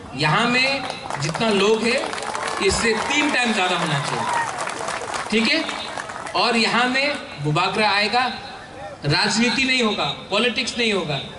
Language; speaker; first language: Hindi; non-native, local second language; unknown